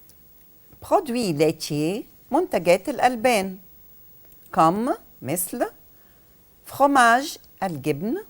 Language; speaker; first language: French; non-native, fluent; Arabic